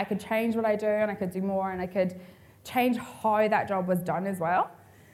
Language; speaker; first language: English; native; English